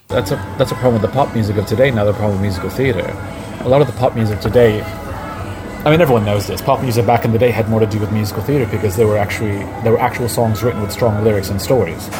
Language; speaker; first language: English; early bilingual, other home language; Arabic